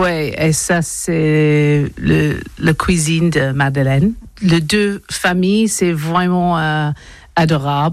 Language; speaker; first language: French; non-native, learner; English